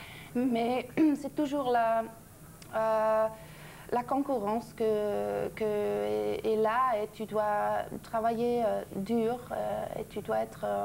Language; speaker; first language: French; non-native, local second language; German